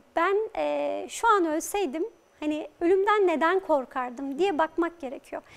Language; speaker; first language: Turkish; native; Turkish